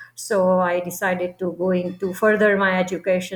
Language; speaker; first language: English; non-native, local second language; Gujarati